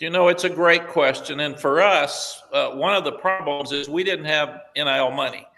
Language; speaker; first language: English; native; English